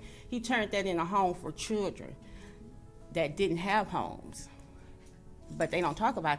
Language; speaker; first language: English; native; English